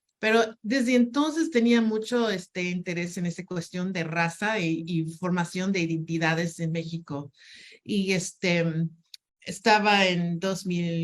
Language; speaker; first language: Spanish; non-native, fluent; English